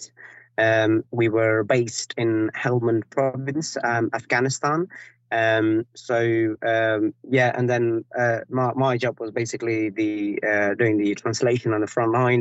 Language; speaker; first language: English; non-native, fluent; Persian